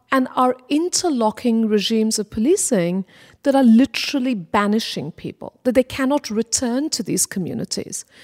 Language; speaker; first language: English; non-native, local second language; Bangla